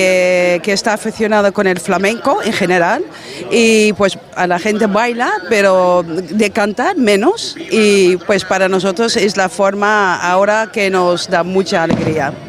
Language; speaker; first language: Spanish; non-native, fluent; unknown